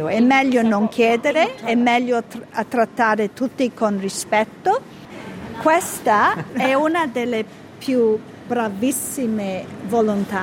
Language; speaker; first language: Italian; early bilingual, heritage; Italian